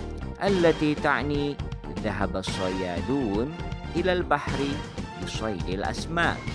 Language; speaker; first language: Arabic; non-native, fluent; Indonesian